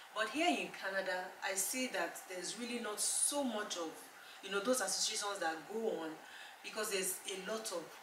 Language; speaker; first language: English; non-native, local second language; Yoruba